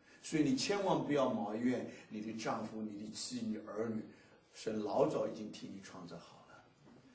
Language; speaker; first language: Chinese; native; Chinese